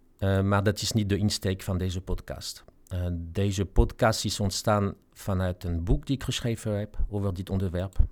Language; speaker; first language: Dutch; non-native, fluent; French